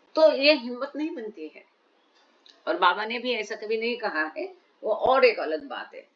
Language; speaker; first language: Hindi; non-native, local second language; Marathi